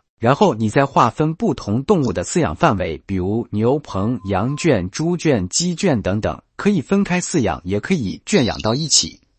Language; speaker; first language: Chinese; native; Chinese